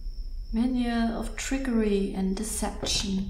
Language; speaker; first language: English; non-native, learner; German